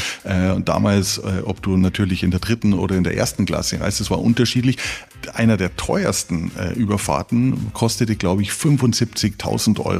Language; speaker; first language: German; native; German